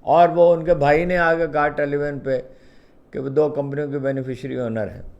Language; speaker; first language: Urdu; native; Urdu